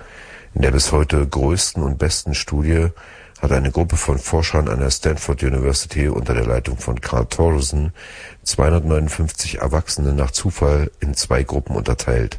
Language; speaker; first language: German; native; German